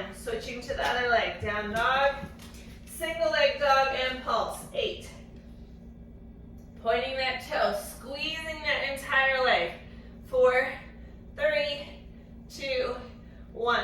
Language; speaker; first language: English; native; English